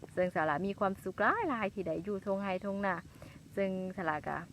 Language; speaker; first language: Lao; non-native, local second language; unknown